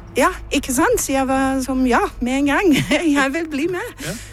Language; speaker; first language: Norwegian; non-native, learner; English